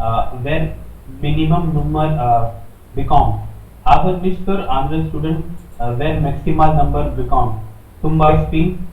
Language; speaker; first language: German; non-native, learner; Hindi